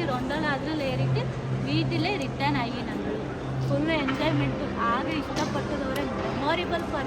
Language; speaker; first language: Malayalam; non-native, learner; Kannada